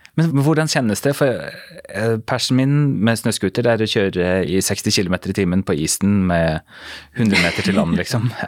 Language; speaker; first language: Norwegian; native; Norwegian